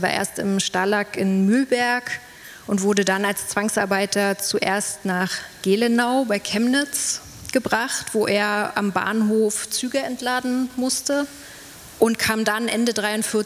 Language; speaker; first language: German; native; German